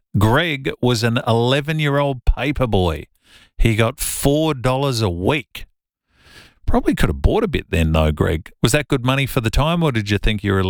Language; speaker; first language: English; native; English